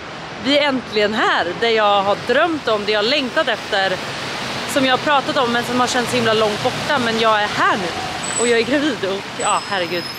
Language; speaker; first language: Swedish; native; Swedish